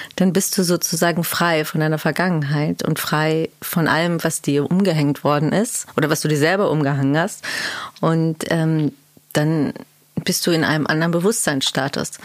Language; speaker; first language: German; early bilingual, other home language; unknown